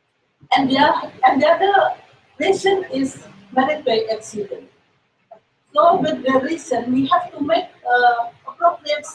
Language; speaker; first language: English; non-native, learner; Indonesian